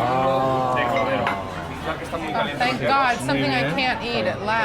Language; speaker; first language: English; native; English